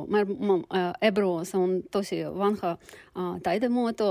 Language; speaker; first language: Finnish; non-native, learner; Turkish